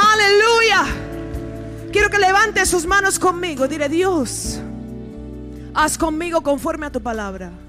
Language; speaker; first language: Spanish; early bilingual, heritage; Spanish